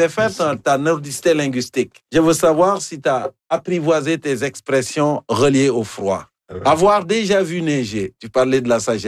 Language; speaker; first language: French; native; French